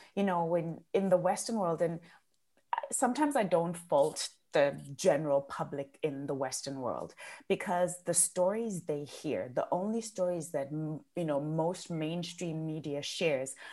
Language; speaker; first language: English; non-native, local second language; Shona